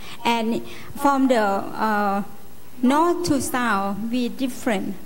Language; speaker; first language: English; non-native, learner; Lao